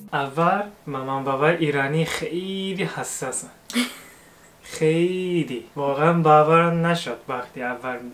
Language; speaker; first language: Persian; non-native, fluent; Japanese